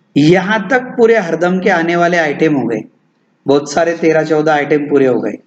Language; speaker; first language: Hindi; non-native, local second language; Marathi